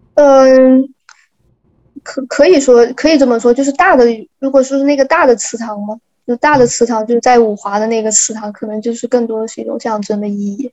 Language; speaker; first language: Chinese; native; Chinese